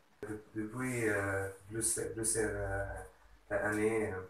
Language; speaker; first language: French; non-native, learner; Arabic